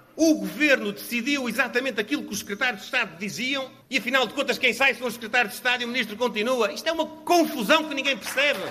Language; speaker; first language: Portuguese; native; Portuguese